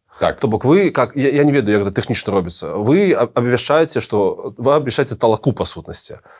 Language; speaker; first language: Belarusian; non-native, local second language; Russian